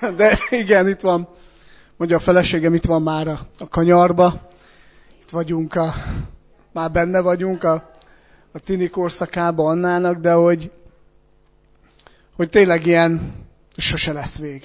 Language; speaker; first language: Hungarian; native; Hungarian